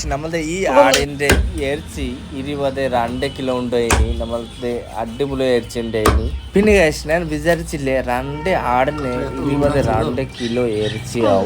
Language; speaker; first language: Malayalam; non-native, learner; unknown